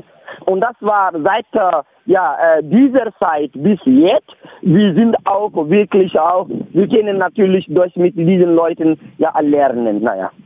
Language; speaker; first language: German; non-native, learner; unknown